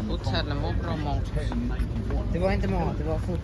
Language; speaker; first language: Swedish; early bilingual, other home language; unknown